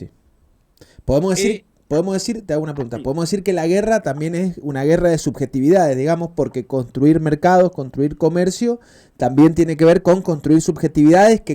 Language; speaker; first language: Spanish; native; Spanish